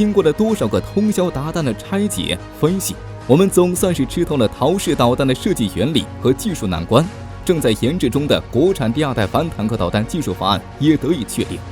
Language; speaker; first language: Chinese; native; Chinese